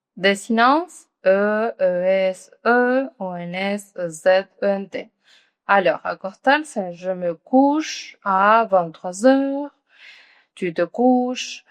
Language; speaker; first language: French; non-native, fluent; Spanish